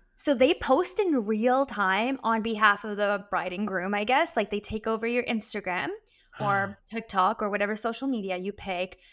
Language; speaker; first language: English; early bilingual, other home language; Arabic